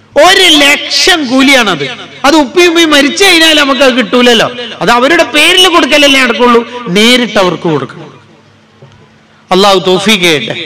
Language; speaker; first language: Malayalam; native; Malayalam